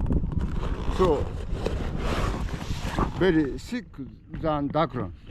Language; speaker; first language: English; non-native, learner; Japanese